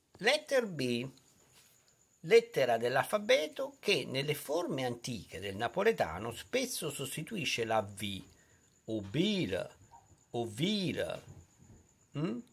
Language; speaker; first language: Italian; native; Italian